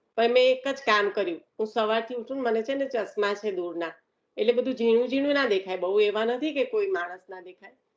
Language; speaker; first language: Gujarati; early bilingual, heritage; Gujarati